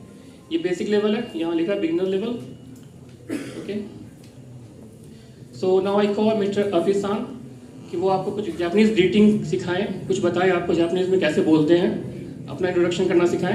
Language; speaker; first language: Hindi; native; Hindi